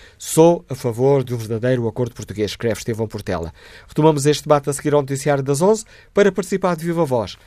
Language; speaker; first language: Portuguese; native; Portuguese